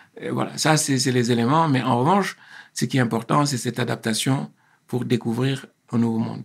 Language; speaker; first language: French; non-native, local second language; Wolof